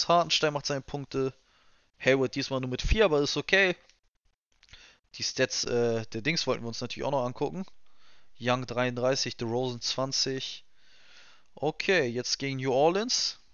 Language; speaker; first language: German; native; German